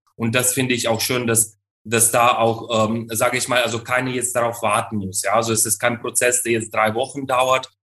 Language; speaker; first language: German; non-native, fluent; Ukrainian